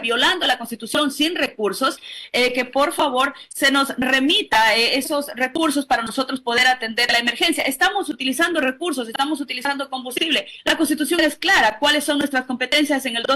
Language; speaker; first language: Spanish; native; Spanish